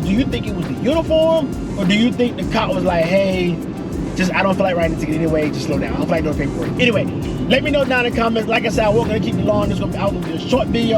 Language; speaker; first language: English; native; English